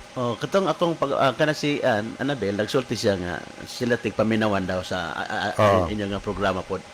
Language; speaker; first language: Cebuano; native; Cebuano